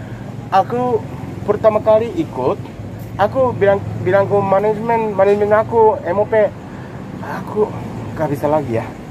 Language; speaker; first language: Indonesian; non-native, learner; Japanese